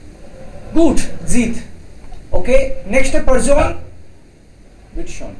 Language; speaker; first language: German; non-native, learner; Hindi